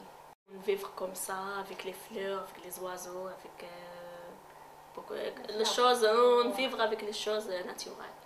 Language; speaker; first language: French; non-native, learner; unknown